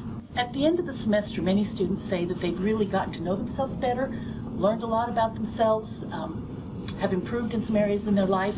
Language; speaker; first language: English; native; English